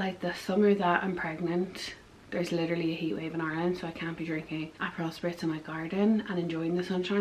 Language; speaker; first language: English; native; English